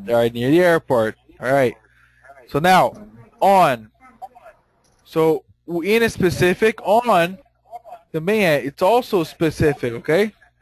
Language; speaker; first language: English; non-native, fluent; Portuguese